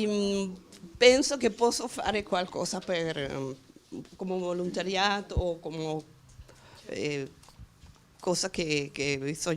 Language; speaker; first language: Italian; non-native, learner; Spanish